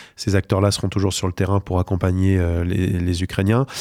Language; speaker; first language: French; native; French